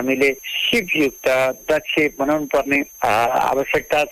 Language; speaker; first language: Nepali; native; Nepali